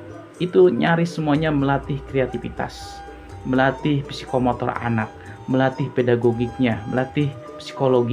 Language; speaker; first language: Indonesian; non-native, local second language; Sundanese